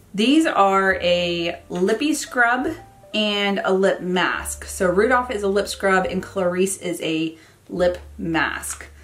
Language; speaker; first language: English; native; English